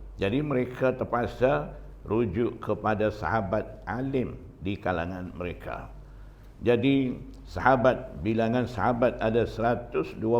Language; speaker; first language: Malay; non-native, fluent; Burmese